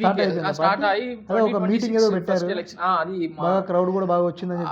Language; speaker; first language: Telugu; native; Telugu